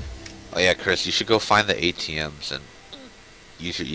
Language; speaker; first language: English; native; English